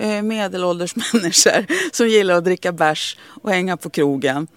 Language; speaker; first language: Swedish; native; Swedish